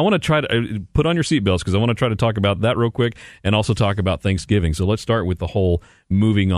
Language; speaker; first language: English; native; English